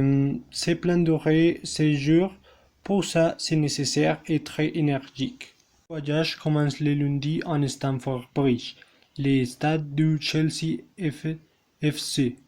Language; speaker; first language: French; non-native, learner; Spanish